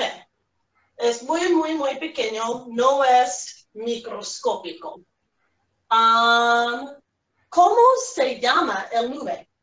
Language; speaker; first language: Spanish; non-native, fluent; English